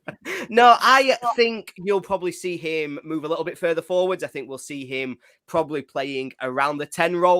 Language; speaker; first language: English; native; English